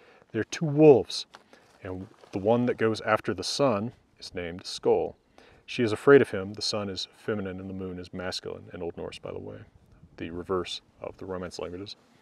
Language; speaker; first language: English; native; English